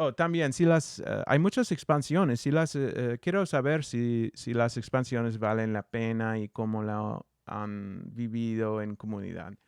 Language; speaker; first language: Spanish; non-native, learner; English